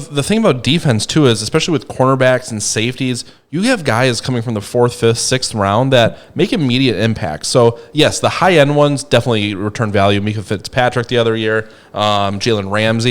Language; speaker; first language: English; native; English